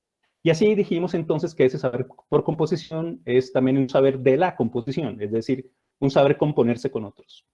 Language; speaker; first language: Spanish; native; Spanish